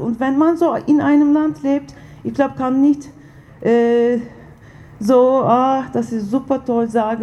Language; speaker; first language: German; non-native, fluent; Turkish